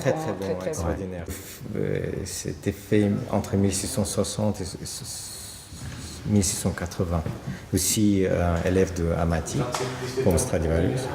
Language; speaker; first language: French; non-native, fluent; Portuguese